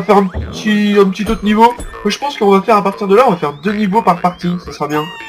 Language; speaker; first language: French; native; French